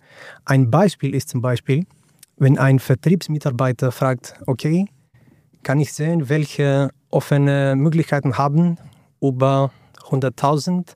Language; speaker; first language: German; non-native, fluent; Greek